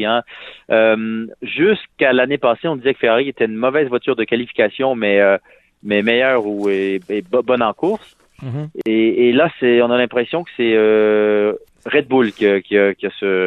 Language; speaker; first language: French; native; French